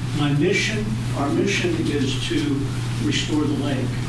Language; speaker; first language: English; native; English